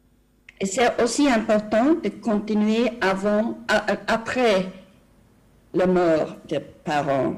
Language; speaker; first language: French; non-native, fluent; Swedish